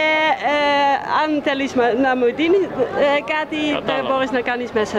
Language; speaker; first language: Greek; non-native, learner; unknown